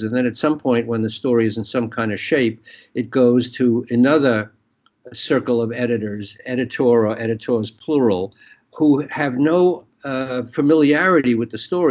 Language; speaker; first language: English; native; English